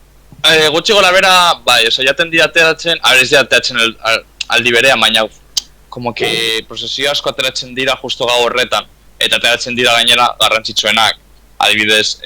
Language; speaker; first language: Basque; non-native, local second language; Spanish